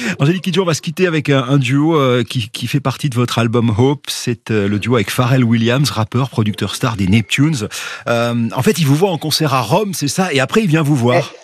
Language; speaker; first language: French; native; French